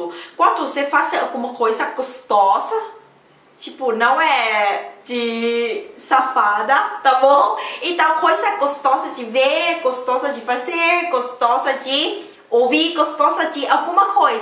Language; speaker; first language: Portuguese; non-native, learner; Thai